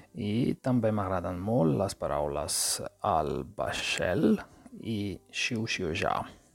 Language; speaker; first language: Catalan; non-native, fluent; Georgian